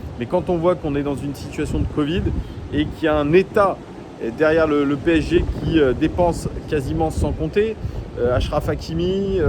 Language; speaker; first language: French; native; French